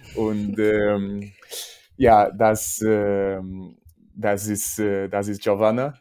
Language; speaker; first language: German; non-native, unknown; Portuguese